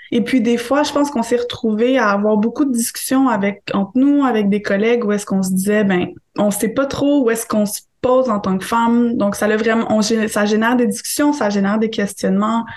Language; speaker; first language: French; native; French